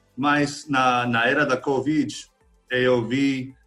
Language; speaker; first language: Portuguese; non-native, fluent; English